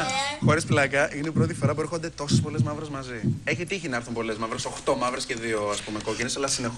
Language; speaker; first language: Greek; native; Greek